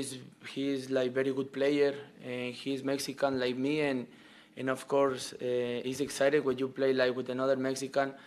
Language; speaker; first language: English; non-native, learner; Spanish